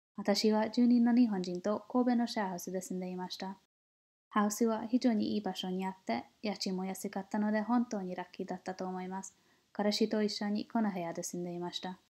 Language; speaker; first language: Japanese; non-native, learner; English